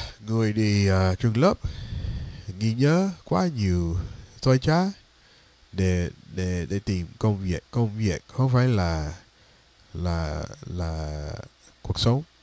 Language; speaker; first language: Vietnamese; non-native, learner; English